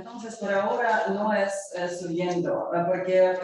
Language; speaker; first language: Spanish; non-native, learner; Ukrainian